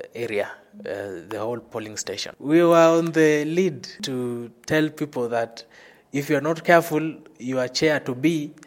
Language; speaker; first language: English; non-native, local second language; Luyia